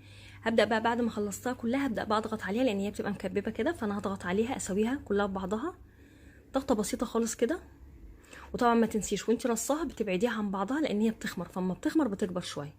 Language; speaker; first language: Arabic; native; Arabic